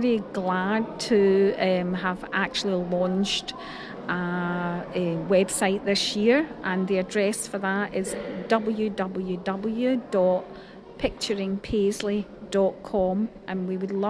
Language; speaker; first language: English; native; English